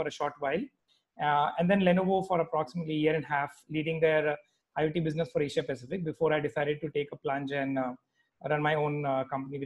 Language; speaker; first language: English; non-native, local second language; Hindi